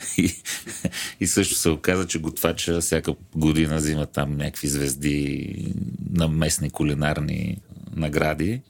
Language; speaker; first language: Bulgarian; native; Bulgarian